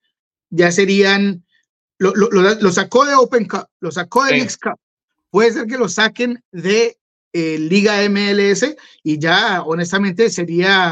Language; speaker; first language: Spanish; native; Spanish